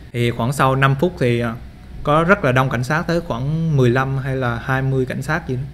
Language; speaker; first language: Vietnamese; native; Vietnamese